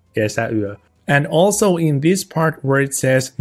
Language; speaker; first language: English; non-native, fluent; Finnish